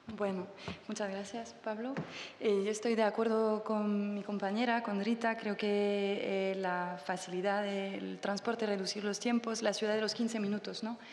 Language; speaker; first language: Spanish; non-native, fluent; French